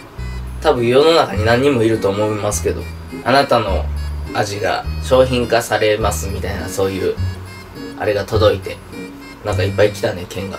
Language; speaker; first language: Japanese; native; Japanese